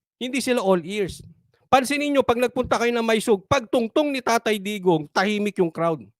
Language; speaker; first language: Filipino; native; Filipino